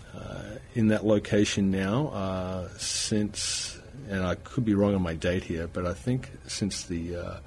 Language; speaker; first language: English; native; English